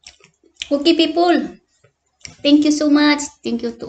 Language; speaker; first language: English; non-native, local second language; Cebuano